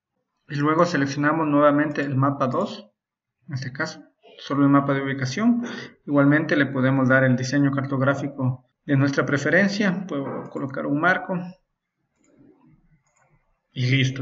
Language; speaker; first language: Spanish; native; Spanish